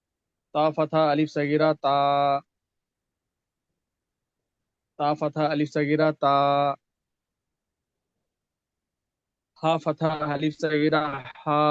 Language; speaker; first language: Arabic; non-native, learner; Telugu